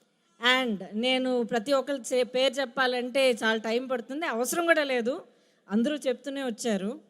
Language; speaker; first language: Telugu; native; Telugu